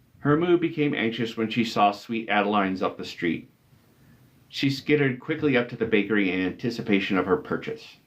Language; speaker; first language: English; native; English